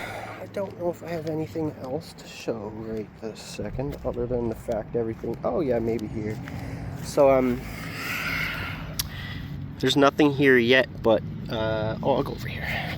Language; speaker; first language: English; native; English